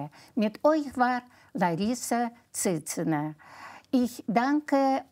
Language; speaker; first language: German; non-native, fluent; Russian